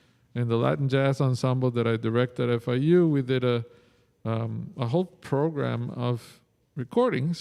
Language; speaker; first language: English; non-native, fluent; Spanish